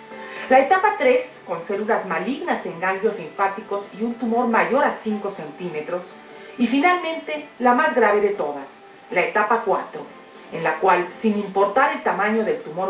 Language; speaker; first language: Spanish; native; Spanish